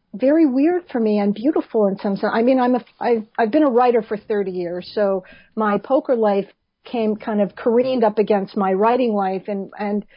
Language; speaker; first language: English; native; English